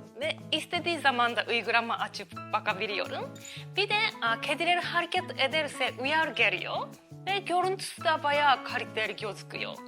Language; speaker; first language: Turkish; non-native, learner; Japanese